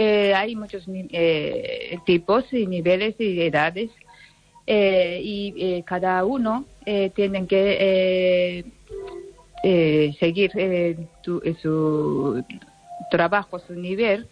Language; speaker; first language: Spanish; non-native, learner; Japanese